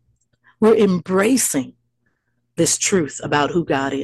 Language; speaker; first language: English; native; English